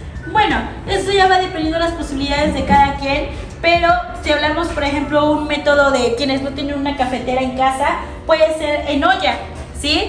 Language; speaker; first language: Spanish; native; Spanish